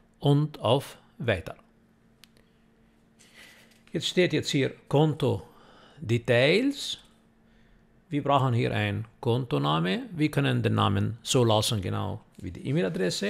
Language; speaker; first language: German; non-native, fluent; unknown